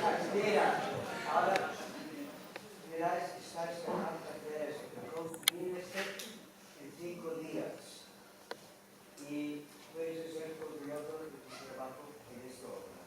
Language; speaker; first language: Spanish; non-native, learner; Dutch